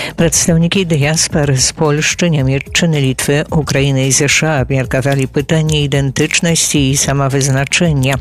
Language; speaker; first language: Belarusian; native; Belarusian